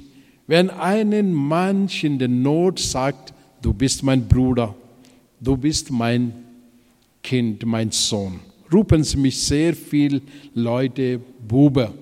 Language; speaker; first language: German; non-native, fluent; Telugu